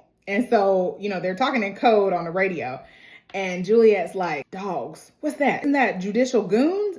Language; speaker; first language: English; native; English